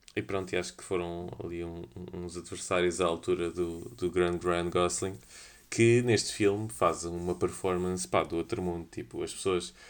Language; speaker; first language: Portuguese; native; Portuguese